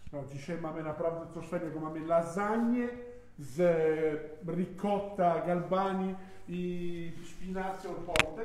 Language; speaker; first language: Polish; non-native, fluent; Italian